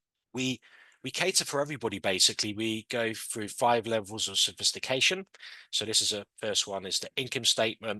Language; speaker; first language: English; native; English